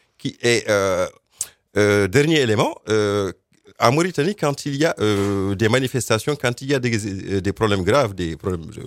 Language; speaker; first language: French; non-native, local second language; Fula